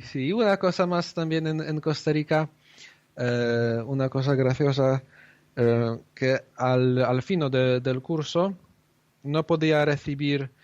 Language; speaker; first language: Spanish; non-native, fluent; Polish